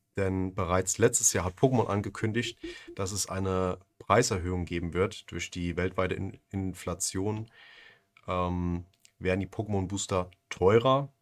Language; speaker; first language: German; native; German